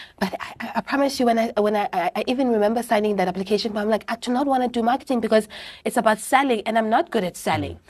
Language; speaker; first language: English; non-native, local second language; Xhosa